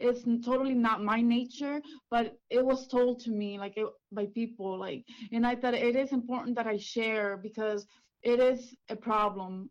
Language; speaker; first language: English; early bilingual, other home language; Spanish